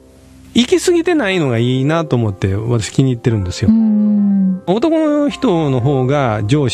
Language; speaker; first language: Japanese; native; Japanese